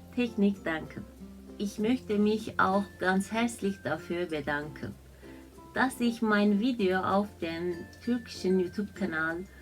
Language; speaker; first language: German; non-native, learner; Turkish